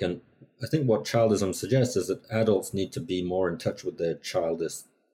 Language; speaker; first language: English; native; English